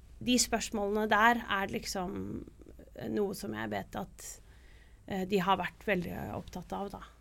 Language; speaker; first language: Norwegian; native; Norwegian